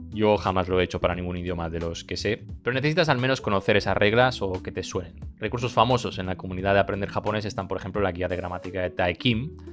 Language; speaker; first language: Spanish; early bilingual, other home language; Bulgarian